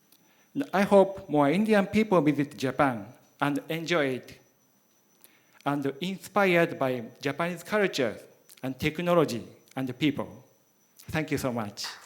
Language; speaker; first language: English; non-native, learner; Japanese